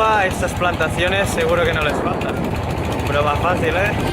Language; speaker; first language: Spanish; native; Spanish